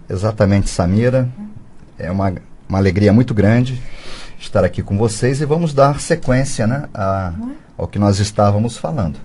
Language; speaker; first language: Portuguese; early bilingual, other home language; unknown